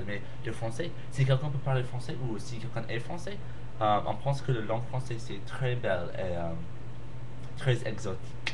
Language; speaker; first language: French; non-native, learner; English